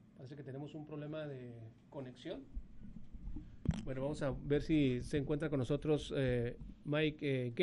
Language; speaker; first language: Spanish; native; Spanish